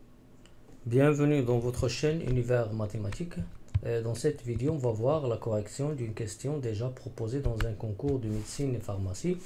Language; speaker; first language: French; non-native, local second language; Arabic